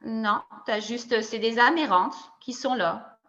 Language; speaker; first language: French; native; French